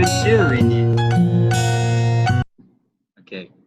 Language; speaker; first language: Indonesian; non-native, fluent; Japanese